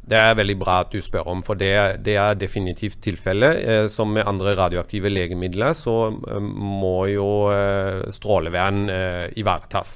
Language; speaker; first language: Norwegian; non-native, fluent; German